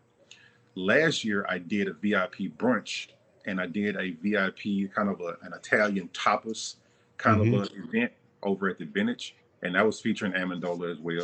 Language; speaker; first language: English; native; English